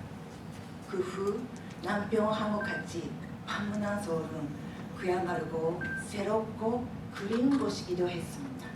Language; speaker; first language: Korean; non-native, fluent; Japanese